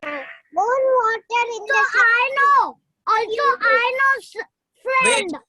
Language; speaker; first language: English; non-native, learner; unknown